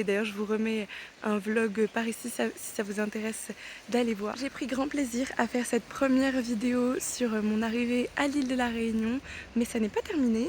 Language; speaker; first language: French; native; French